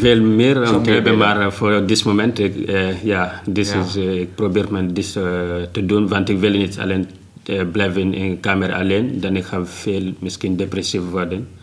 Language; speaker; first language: Dutch; non-native, learner; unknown